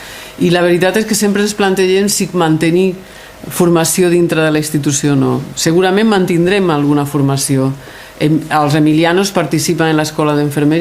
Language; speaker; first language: Catalan; native; Catalan